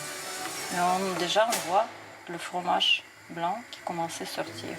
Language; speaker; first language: French; non-native, fluent; Russian